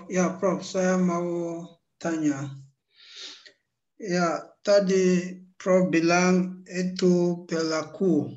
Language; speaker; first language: Indonesian; non-native, learner; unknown